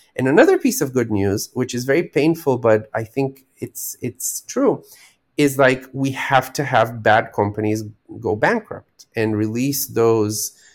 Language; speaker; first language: English; non-native, fluent; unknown